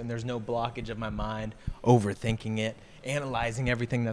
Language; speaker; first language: English; native; English